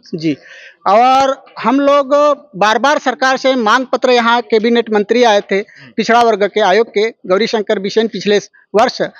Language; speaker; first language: Hindi; native; Hindi